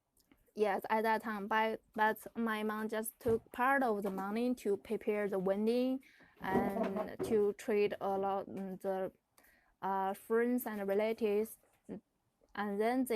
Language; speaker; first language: English; non-native, learner; Chinese